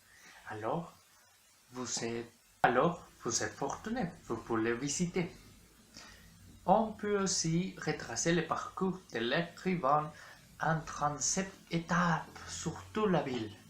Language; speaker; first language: French; non-native, learner; Spanish